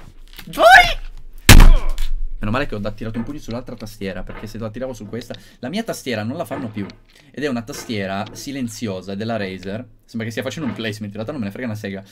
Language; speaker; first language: Italian; native; Italian